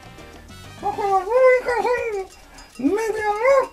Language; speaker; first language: Spanish; early bilingual, heritage; Spanish